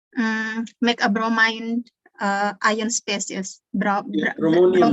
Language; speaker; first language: English; non-native, learner; Indonesian